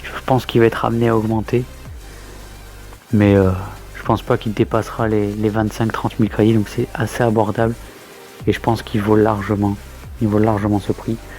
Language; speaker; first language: French; native; French